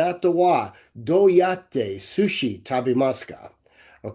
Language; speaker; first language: Japanese; non-native, learner; English